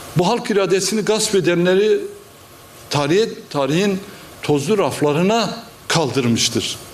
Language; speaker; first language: Turkish; non-native, local second language; Kurdish